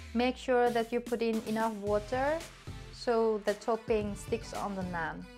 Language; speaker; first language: English; non-native, fluent; Chinese